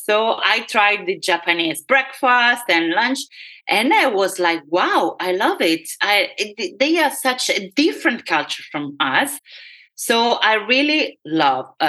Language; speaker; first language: English; non-native, fluent; Italian